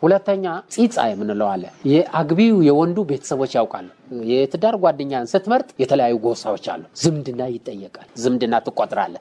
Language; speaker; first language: Amharic; non-native, local second language; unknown